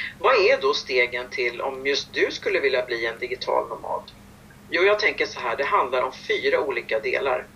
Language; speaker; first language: Swedish; native; Swedish